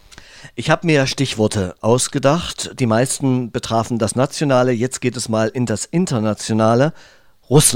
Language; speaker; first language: German; native; German